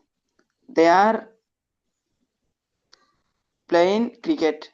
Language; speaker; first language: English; non-native, learner; Bangla